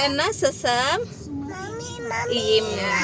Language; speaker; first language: Turkish; non-native, learner; Indonesian